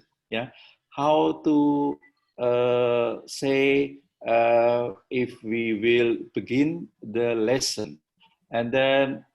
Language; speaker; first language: English; non-native, learner; Indonesian